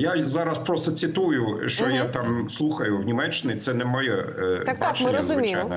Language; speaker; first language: Ukrainian; non-native, fluent; German